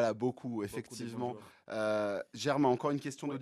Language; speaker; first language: French; native; French